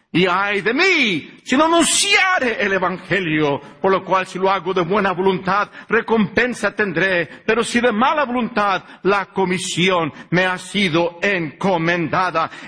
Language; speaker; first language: Spanish; early bilingual, heritage; Spanish